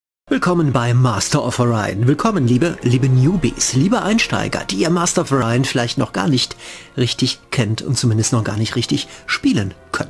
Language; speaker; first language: German; native; German